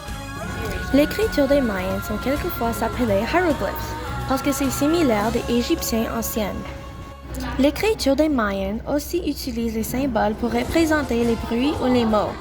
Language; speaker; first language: French; non-native, learner; English